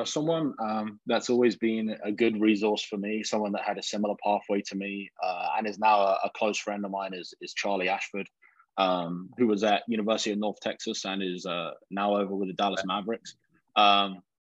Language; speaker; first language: English; native; English